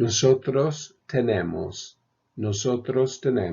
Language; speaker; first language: Spanish; non-native, fluent; English